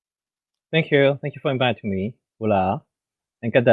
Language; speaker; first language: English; non-native, fluent; French